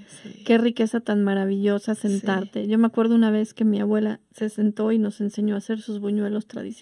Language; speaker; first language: Spanish; native; Spanish